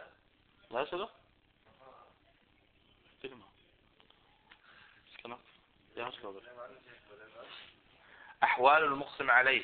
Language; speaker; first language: Danish; non-native, fluent; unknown